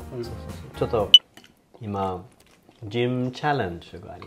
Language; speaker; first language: Japanese; non-native, learner; Swedish